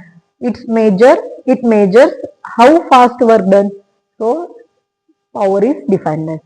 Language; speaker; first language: English; non-native, local second language; Marathi